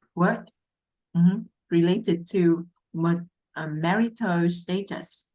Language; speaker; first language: English; non-native, fluent; Vietnamese